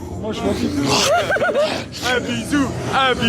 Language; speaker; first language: French; native; French